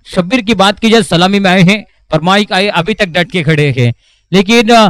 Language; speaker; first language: Hindi; non-native, local second language; Marathi